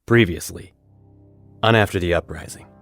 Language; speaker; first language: English; native; English